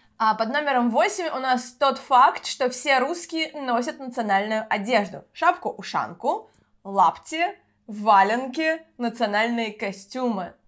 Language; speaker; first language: Russian; native; Russian